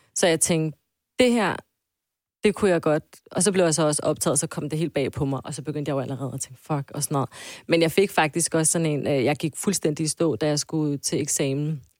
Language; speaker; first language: Danish; early bilingual, other home language; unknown